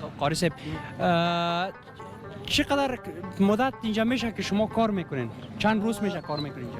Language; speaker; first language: Persian; native; Persian